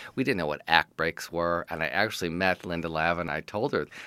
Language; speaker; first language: English; native; English